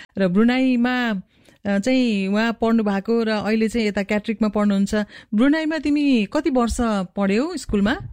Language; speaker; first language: Nepali; native; Nepali